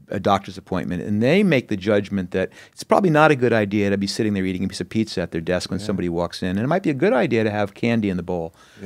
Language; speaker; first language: English; native; English